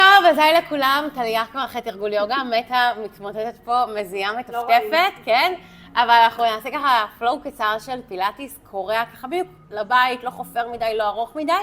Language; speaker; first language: Hebrew; native; Hebrew